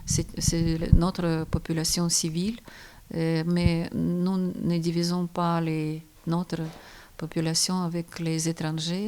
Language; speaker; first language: French; non-native, fluent; Ukrainian